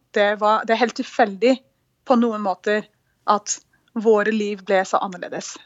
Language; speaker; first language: Norwegian; non-native, fluent; English